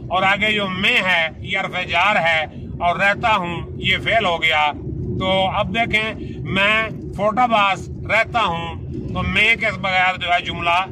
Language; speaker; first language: Urdu; native; Urdu